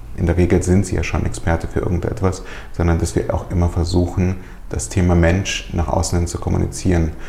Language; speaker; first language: German; early bilingual, other home language; Russian